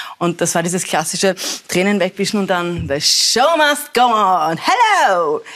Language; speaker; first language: German; early bilingual, other home language; Persian